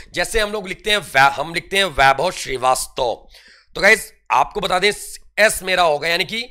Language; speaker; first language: Hindi; native; Hindi